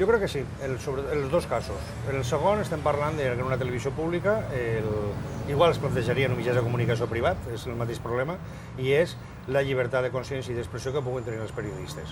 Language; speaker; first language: Catalan; native; Catalan